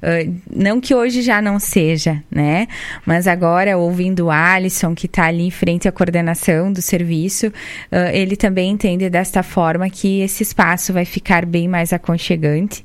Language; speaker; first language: Portuguese; native; Portuguese